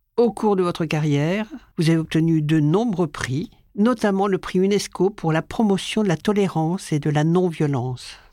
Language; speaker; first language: French; native; French